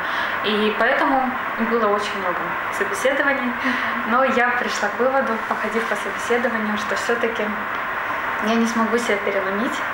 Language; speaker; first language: Russian; native; Russian